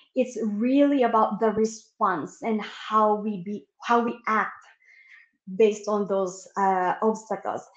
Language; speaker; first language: English; non-native, local second language; Filipino